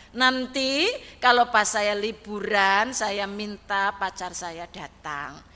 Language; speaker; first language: Indonesian; non-native, local second language; Javanese